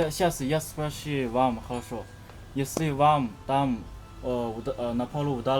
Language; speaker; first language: Russian; non-native, learner; Chinese